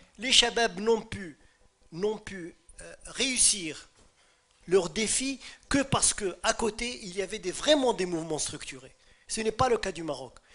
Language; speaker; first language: French; non-native, local second language; Arabic